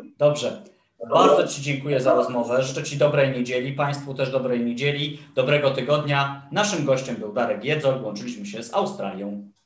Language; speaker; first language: Polish; native; Polish